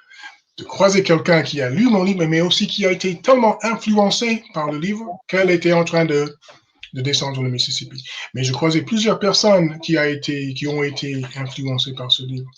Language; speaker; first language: French; non-native, fluent; English